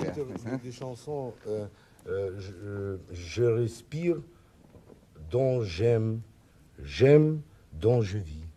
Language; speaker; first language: French; non-native, learner; Russian